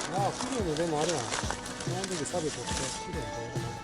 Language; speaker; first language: Japanese; native; Japanese